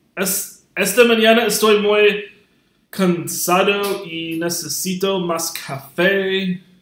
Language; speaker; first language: Spanish; non-native, learner; English